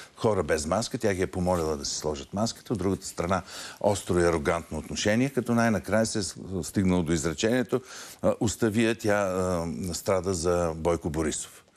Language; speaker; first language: Bulgarian; native; Bulgarian